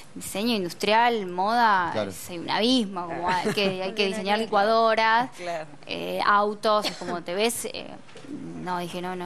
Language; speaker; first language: Spanish; native; Spanish